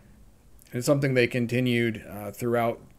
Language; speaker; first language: English; native; English